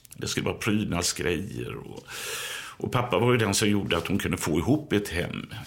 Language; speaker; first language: Swedish; native; Swedish